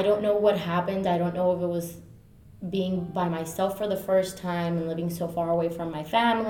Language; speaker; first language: English; early bilingual, other home language; Spanish